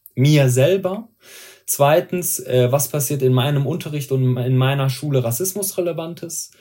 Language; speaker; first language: German; early bilingual, other home language; Persian